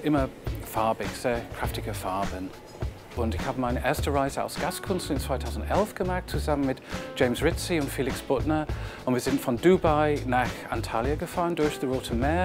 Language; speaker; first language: German; non-native, fluent; English